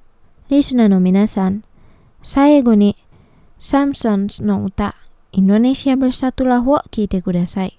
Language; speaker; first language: Japanese; non-native, fluent; Indonesian